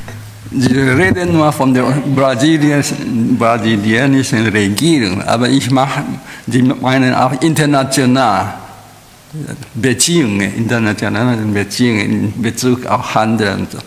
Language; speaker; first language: German; non-native, fluent; Chinese